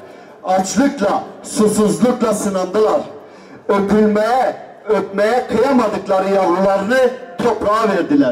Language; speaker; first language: Turkish; native; Turkish